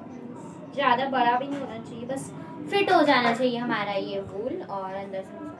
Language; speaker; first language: Hindi; native; Hindi